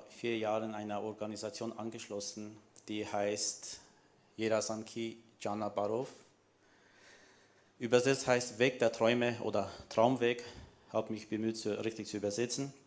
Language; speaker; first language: German; non-native, fluent; Armenian